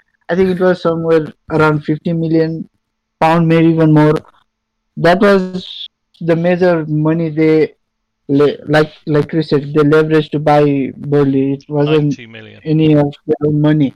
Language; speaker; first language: English; non-native, local second language; Nepali